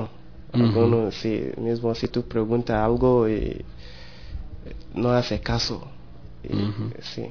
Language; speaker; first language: Spanish; non-native, learner; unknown